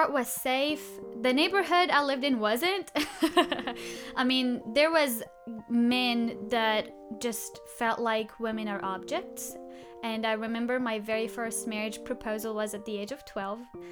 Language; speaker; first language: English; non-native, fluent; Arabic